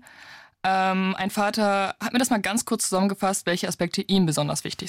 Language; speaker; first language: German; native; German